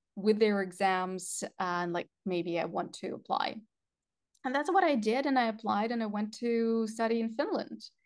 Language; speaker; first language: English; non-native, fluent; Russian